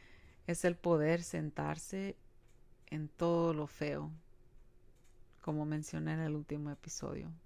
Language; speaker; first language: Spanish; early bilingual, other home language; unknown